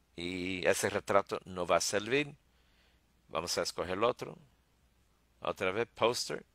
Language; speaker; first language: Spanish; early bilingual, heritage; Spanish